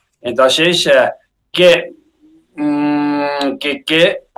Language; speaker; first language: Spanish; non-native, learner; Tibetan